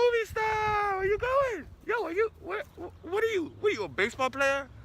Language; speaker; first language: English; native; English